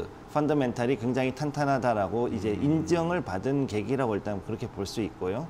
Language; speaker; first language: Korean; native; Korean